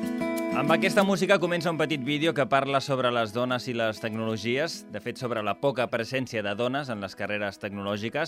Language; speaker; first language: Catalan; native; Catalan